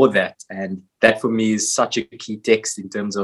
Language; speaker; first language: English; native; English